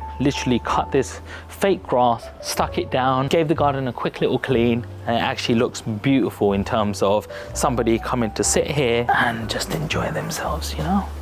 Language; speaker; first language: English; native; English